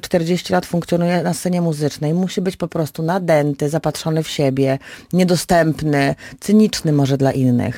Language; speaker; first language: Polish; native; Polish